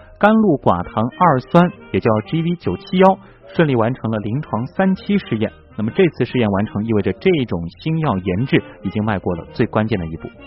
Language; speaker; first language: Chinese; native; Chinese